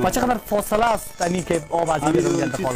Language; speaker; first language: Persian; native; Persian